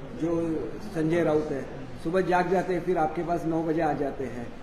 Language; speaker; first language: Hindi; non-native, local second language; Marathi